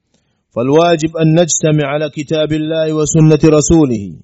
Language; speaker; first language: Arabic; non-native, fluent; Indonesian